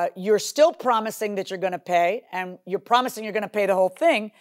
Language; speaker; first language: English; early bilingual, other home language; Spanish